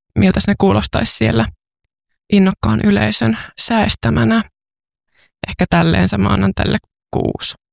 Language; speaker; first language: Finnish; native; Finnish